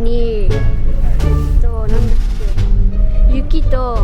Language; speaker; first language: Japanese; non-native, learner; Filipino